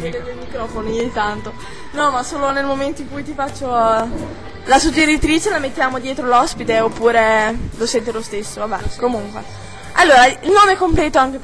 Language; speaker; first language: Italian; native; Italian